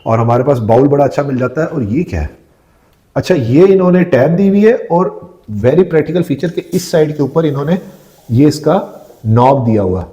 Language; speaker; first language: Urdu; native; Urdu